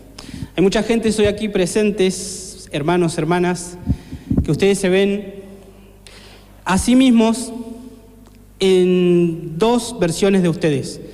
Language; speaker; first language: Spanish; native; Spanish